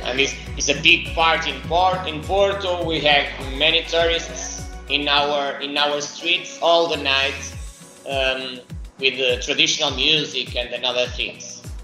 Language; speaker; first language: English; non-native, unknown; Portuguese